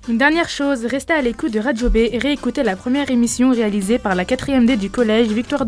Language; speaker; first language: French; native; French